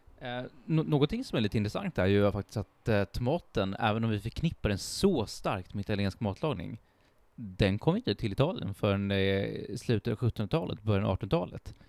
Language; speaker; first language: Swedish; early bilingual, other home language; Italian